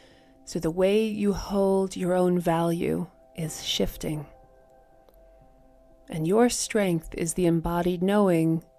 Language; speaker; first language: English; native; English